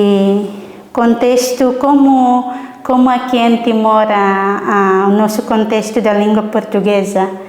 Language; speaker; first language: Portuguese; non-native, learner; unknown